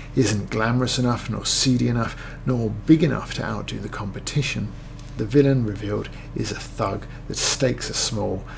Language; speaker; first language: English; native; English